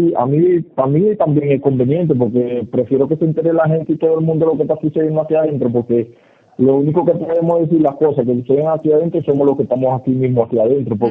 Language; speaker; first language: Spanish; native; Spanish